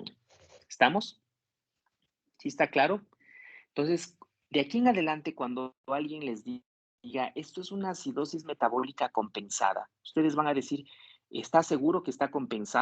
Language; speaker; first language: Spanish; native; Spanish